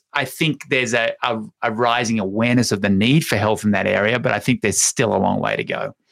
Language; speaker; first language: English; native; English